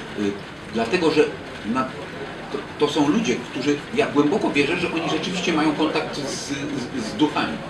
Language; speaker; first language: Polish; native; Polish